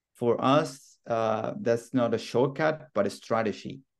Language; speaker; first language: English; non-native, fluent; Spanish